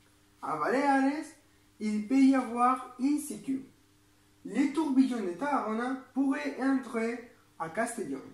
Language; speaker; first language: French; non-native, learner; Spanish